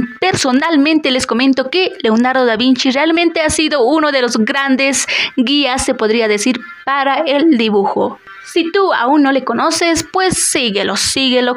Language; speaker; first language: Spanish; native; Spanish